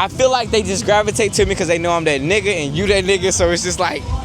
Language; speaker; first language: English; native; English